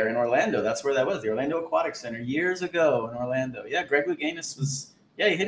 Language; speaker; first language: English; native; English